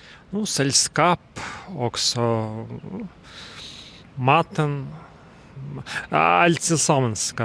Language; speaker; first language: Swedish; non-native, fluent; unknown